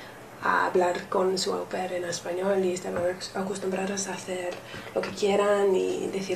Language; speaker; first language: Spanish; non-native, learner; English